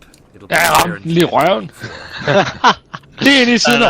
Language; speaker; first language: Danish; native; Danish